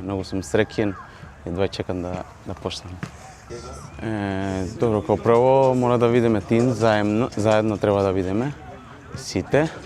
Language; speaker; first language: Macedonian; early bilingual, heritage; Macedonian